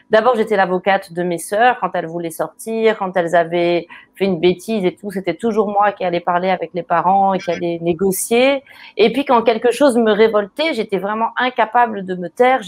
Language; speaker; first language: French; native; French